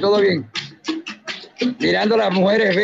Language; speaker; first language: Spanish; native; Spanish